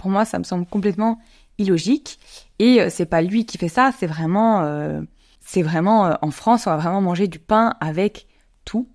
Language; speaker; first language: French; native; French